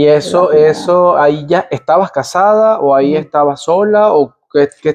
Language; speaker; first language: Spanish; native; Spanish